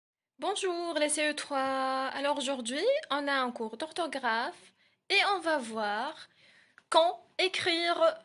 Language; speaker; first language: French; non-native, local second language; Arabic